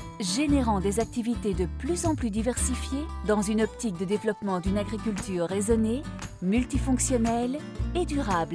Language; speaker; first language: French; native; French